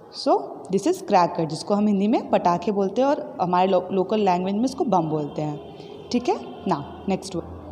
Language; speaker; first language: Hindi; native; Hindi